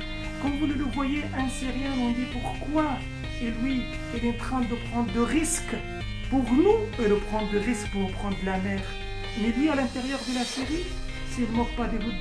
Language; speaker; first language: French; non-native, fluent; Arabic